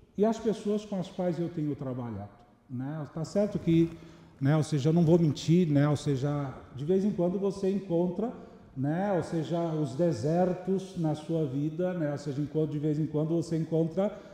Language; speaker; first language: Portuguese; native; Portuguese